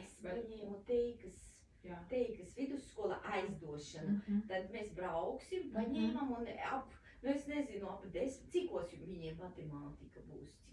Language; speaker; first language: Latvian; non-native, local second language; Russian